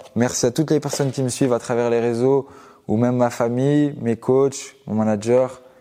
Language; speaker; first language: French; native; French